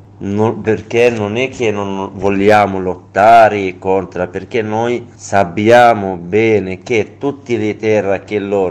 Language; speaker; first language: Italian; non-native, learner; Arabic